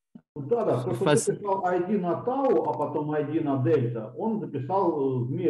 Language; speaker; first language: Russian; native; Russian